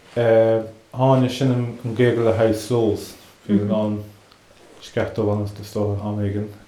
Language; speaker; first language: Irish; native; Irish